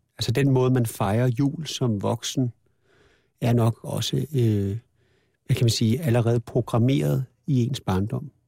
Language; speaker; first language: Danish; native; Danish